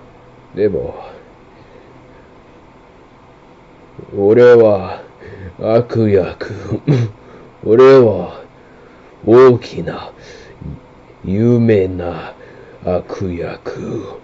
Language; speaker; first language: Japanese; non-native, learner; English